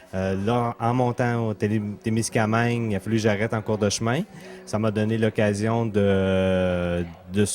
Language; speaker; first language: French; native; French